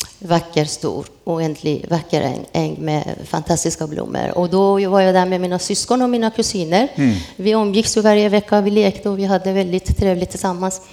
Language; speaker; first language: Swedish; non-native, fluent; Persian